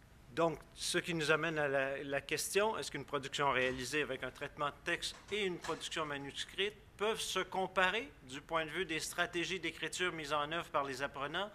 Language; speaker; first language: French; native; French